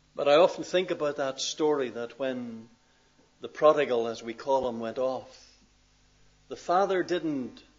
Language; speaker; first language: English; native; English